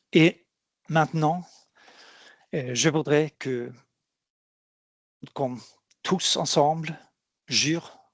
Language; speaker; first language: French; non-native, fluent; Swedish